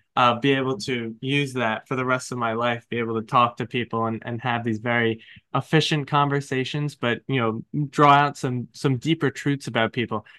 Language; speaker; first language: English; native; English